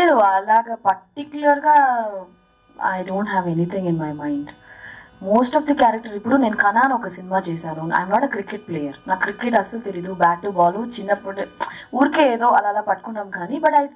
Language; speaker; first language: Telugu; early bilingual, heritage; Telugu